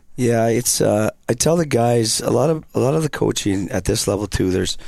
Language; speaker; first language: English; native; English